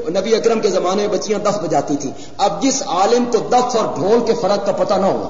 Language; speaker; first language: Urdu; non-native, local second language; Punjabi